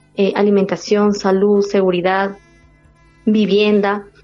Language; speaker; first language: Spanish; non-native, local second language; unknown